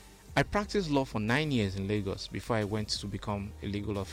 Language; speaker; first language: English; non-native, local second language; Igbo